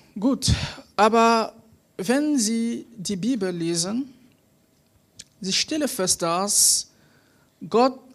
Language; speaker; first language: German; non-native, fluent; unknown